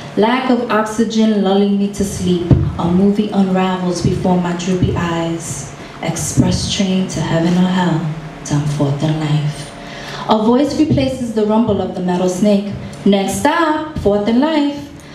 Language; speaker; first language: English; early bilingual, other home language; Spanish